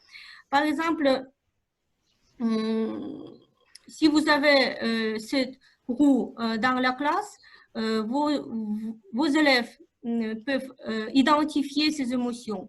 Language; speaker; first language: French; non-native, fluent; Russian